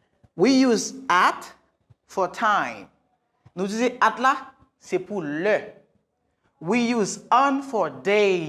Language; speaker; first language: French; non-native, local second language; Haitian Creole